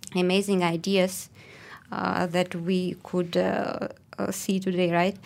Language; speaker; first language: English; non-native, fluent; Russian